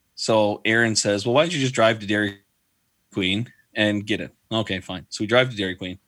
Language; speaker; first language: English; native; English